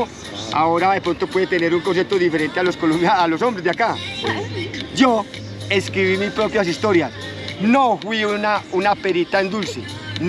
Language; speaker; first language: Spanish; native; Spanish